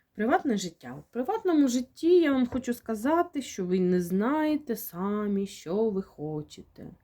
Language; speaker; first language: Ukrainian; non-native, local second language; Russian